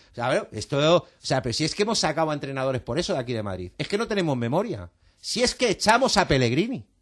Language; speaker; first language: Spanish; native; Spanish